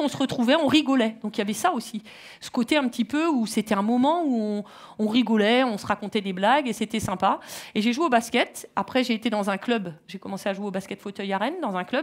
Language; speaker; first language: French; native; French